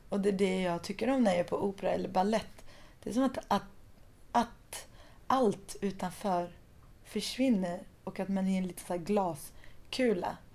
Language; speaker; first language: Swedish; early bilingual, other home language; Persian